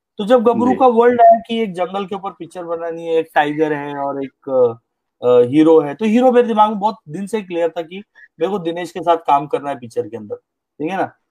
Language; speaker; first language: Hindi; native; Hindi